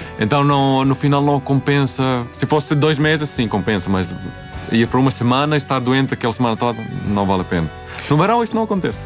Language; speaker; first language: Portuguese; non-native, fluent; Swedish